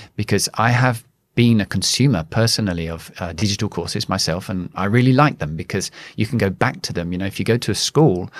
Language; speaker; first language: English; native; English